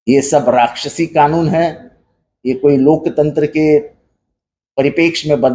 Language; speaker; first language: Hindi; non-native, local second language; Marathi